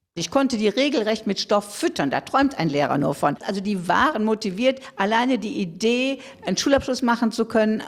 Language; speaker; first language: German; native; German